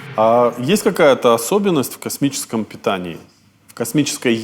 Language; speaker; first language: Russian; native; Russian